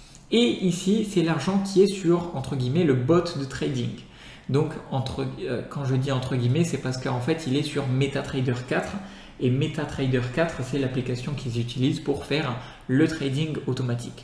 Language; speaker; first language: French; native; French